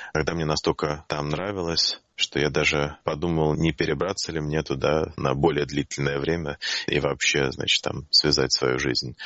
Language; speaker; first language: Russian; native; Russian